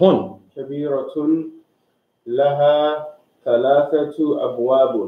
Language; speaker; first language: Arabic; non-native, learner; English